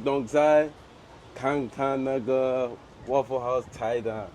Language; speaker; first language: Chinese; non-native, learner; English